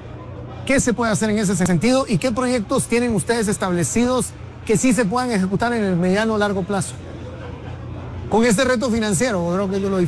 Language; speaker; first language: Spanish; native; Spanish